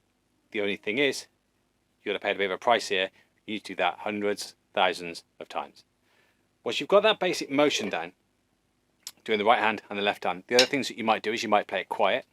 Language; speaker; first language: English; native; English